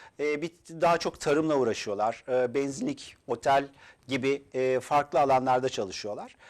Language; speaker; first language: Turkish; native; Turkish